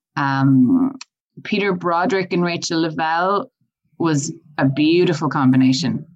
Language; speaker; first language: English; native; English